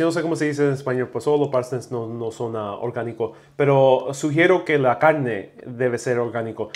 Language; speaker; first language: Spanish; non-native, learner; English